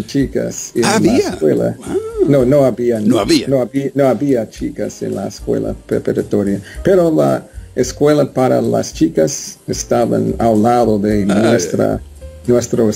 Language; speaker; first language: Spanish; non-native, learner; English